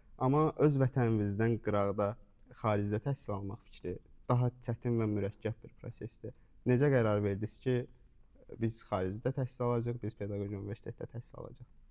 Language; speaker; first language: Azerbaijani; native; Azerbaijani